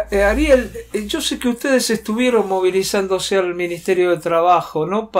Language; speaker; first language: Spanish; native; Spanish